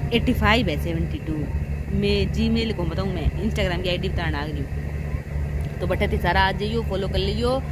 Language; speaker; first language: Hindi; native; Hindi